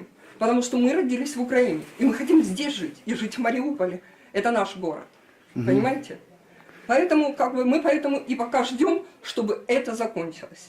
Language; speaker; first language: Russian; native; Russian